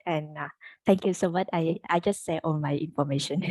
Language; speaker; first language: English; non-native, learner; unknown